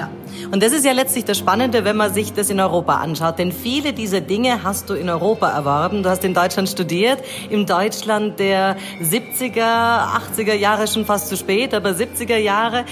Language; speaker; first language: German; native; German